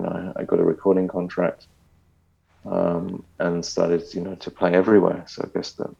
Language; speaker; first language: English; native; English